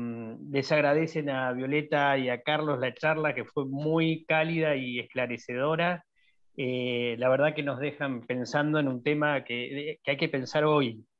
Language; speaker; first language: Spanish; native; Spanish